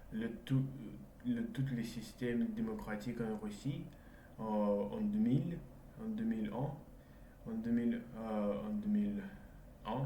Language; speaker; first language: French; non-native, learner; Russian